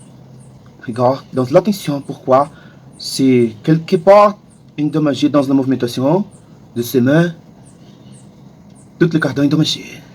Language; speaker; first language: French; non-native, learner; Portuguese